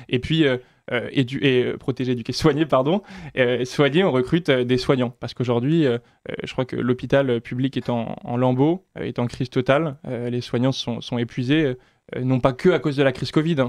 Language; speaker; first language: French; native; French